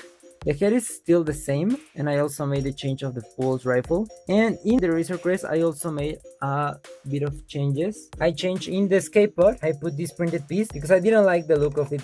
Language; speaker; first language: English; non-native, local second language; Spanish